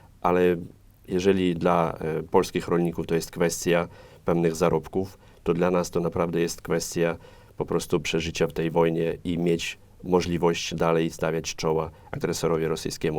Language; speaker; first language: Polish; non-native, fluent; Ukrainian